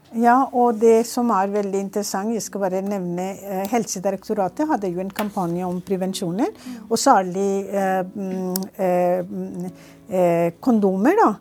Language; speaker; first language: Norwegian; non-native, fluent; Urdu